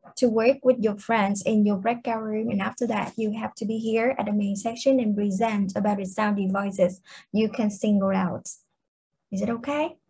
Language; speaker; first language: English; non-native, fluent; Vietnamese